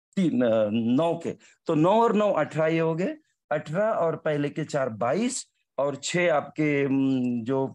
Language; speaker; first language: Hindi; non-native, local second language; Marathi